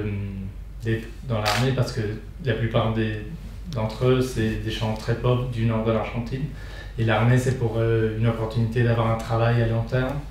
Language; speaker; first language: French; non-native, fluent; Spanish